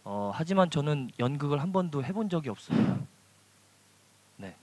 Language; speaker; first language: Korean; native; Korean